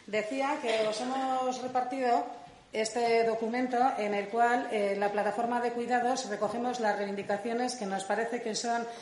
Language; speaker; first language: Spanish; non-native, local second language; Basque